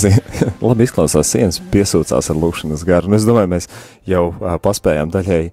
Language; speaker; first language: Latvian; native; Latvian